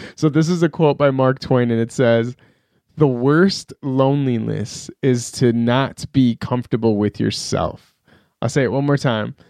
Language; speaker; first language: English; early bilingual, other home language; Persian